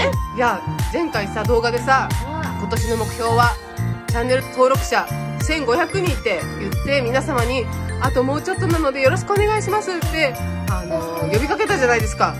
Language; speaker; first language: Japanese; native; Japanese